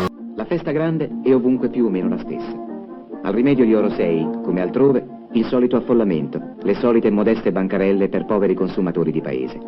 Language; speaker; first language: Italian; native; Italian